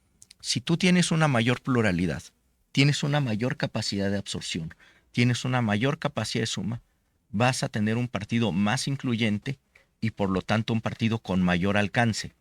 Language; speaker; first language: Spanish; native; Spanish